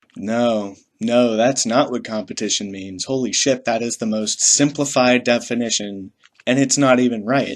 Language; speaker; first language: English; native; English